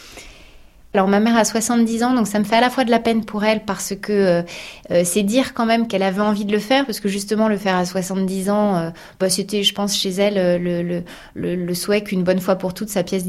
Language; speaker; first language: French; native; French